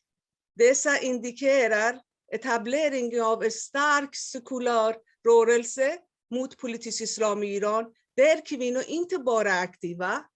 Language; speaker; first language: Swedish; non-native, fluent; Persian